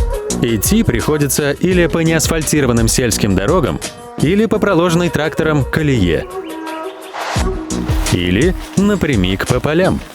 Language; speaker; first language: Russian; native; Russian